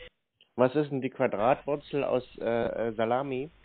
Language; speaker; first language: German; native; German